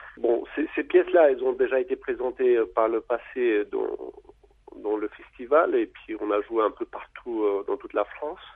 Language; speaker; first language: French; non-native, fluent; Albanian